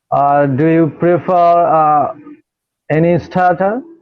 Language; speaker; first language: English; non-native, learner; Bangla